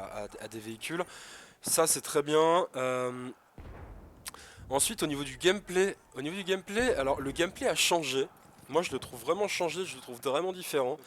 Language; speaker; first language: French; native; French